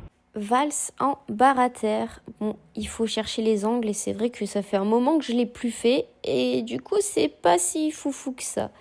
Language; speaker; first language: French; native; French